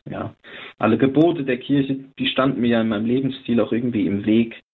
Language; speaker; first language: German; native; German